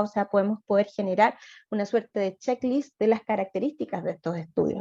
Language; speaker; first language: Spanish; native; Spanish